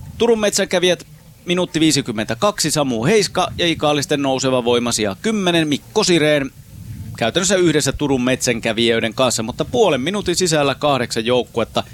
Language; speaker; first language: Finnish; native; Finnish